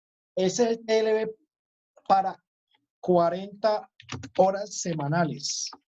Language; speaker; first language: Spanish; native; Spanish